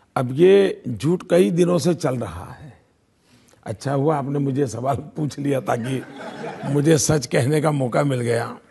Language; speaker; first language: Hindi; non-native, local second language; Gujarati